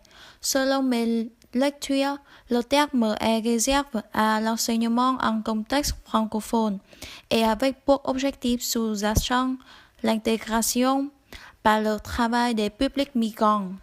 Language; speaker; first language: French; non-native, learner; Vietnamese